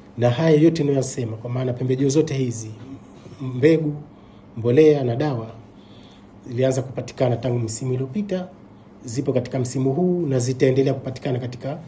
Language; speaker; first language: Swahili; native; Swahili